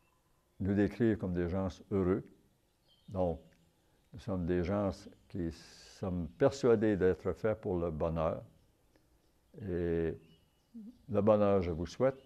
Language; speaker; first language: French; native; French